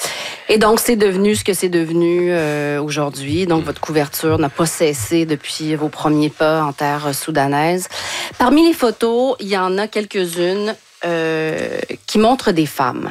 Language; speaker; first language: French; native; French